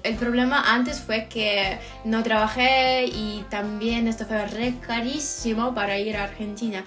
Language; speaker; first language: Spanish; non-native, fluent; Ukrainian